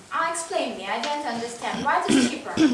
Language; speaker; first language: English; non-native, fluent; Russian